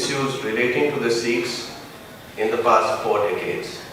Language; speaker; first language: English; non-native, local second language; Punjabi